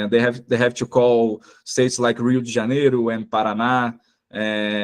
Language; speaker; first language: English; non-native, fluent; Portuguese